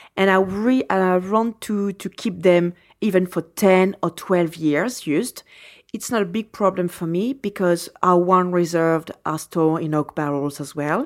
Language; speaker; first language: English; non-native, fluent; French